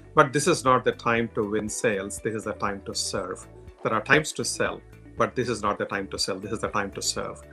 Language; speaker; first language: English; non-native, local second language; Telugu